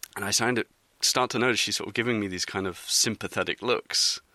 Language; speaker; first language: English; native; English